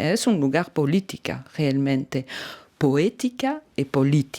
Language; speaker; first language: Spanish; non-native, learner; French